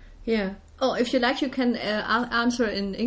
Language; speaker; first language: English; non-native, fluent; German